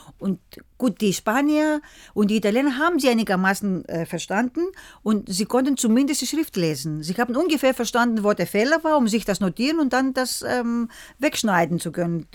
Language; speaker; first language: German; early bilingual, other home language; Greek